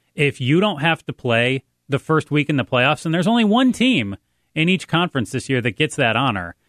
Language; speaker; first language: English; native; English